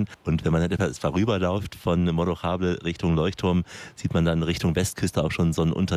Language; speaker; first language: German; native; German